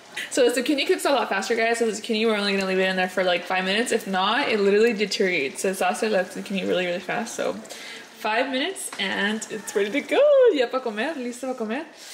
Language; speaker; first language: English; early bilingual, other home language; Spanish